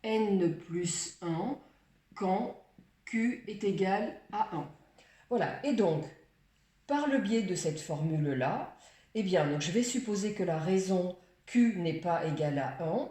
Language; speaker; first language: French; native; French